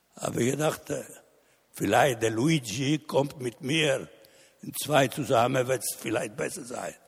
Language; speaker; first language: German; non-native, learner; Italian